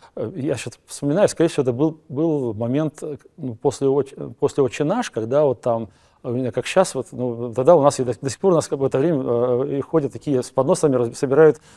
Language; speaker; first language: Russian; native; Russian